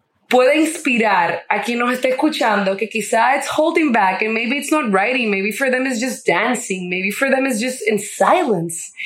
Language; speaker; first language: English; non-native, fluent; Spanish